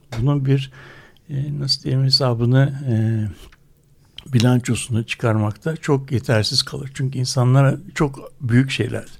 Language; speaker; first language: Turkish; native; Turkish